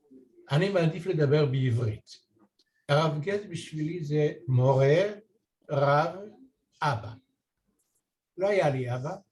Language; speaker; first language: Hebrew; early bilingual, other home language; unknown